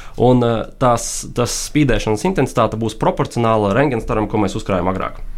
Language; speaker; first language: Latvian; non-native, local second language; Russian